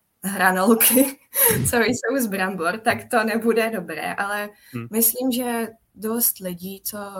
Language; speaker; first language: Czech; non-native, fluent; Japanese